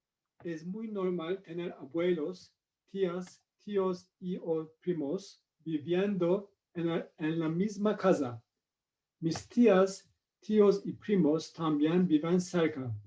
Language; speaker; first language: Spanish; non-native, learner; English